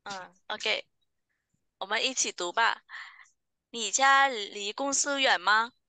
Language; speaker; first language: Chinese; non-native, fluent; Vietnamese